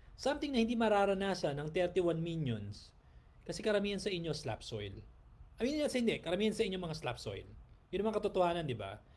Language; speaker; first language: Filipino; native; Filipino